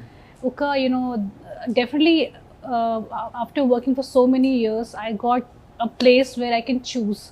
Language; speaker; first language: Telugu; non-native, local second language; Hindi